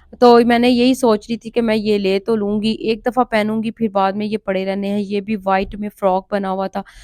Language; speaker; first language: Urdu; non-native, local second language; Punjabi